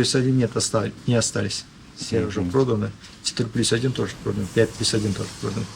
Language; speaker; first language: Russian; non-native, learner; Turkish